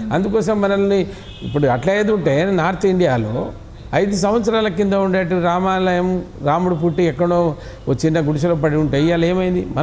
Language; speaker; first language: Telugu; non-native, local second language; Lambadi